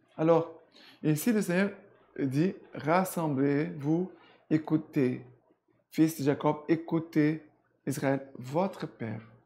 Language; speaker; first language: French; non-native, fluent; Portuguese